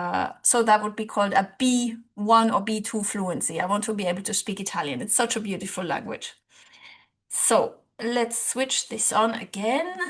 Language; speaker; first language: English; non-native, fluent; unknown